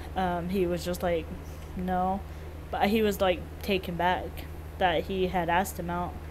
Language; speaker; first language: English; native; English